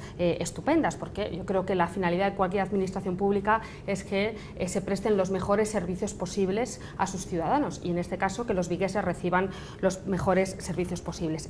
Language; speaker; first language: Spanish; native; Spanish